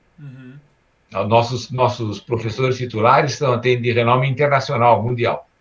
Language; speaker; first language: Portuguese; early bilingual, other home language; Armenian